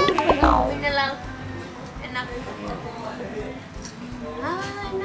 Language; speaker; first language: Indonesian; non-native, learner; Japanese